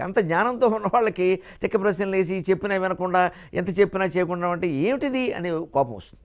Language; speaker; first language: Telugu; native; Telugu